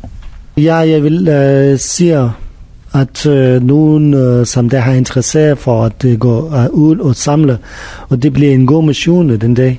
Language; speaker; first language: Danish; non-native, learner; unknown